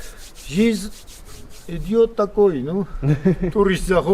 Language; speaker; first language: Russian; non-native, local second language; Svan